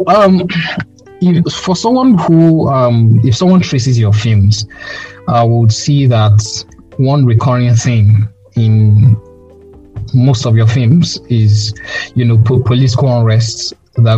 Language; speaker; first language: English; non-native, local second language; Yoruba